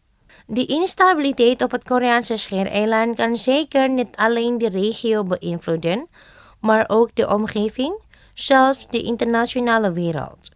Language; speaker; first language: Dutch; non-native, fluent; Indonesian